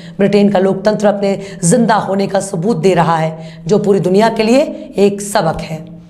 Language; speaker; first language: Hindi; native; Hindi